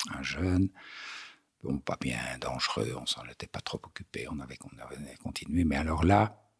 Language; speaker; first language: French; native; French